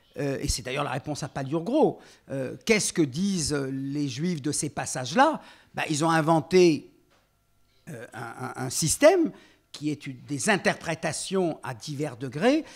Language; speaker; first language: French; native; French